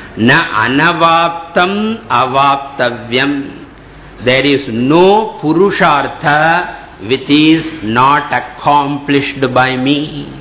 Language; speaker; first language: English; non-native, local second language; Tamil